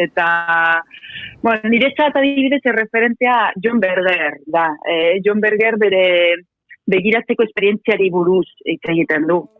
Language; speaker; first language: Basque; non-native, local second language; Spanish